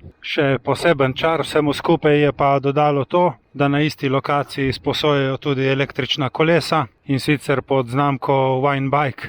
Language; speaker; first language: Slovenian; native; Slovenian